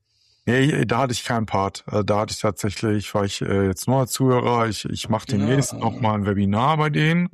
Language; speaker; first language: German; native; German